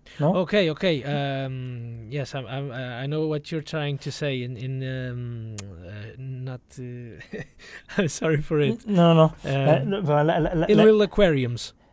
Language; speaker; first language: English; non-native, fluent; Portuguese